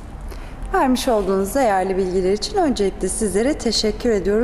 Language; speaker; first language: Turkish; native; Turkish